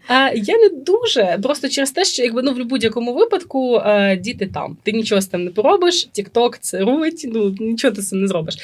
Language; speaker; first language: Ukrainian; native; Ukrainian